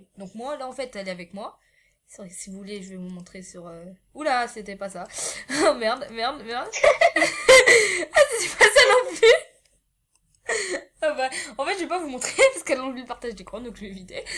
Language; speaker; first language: French; native; French